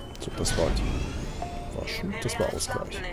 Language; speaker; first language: German; native; German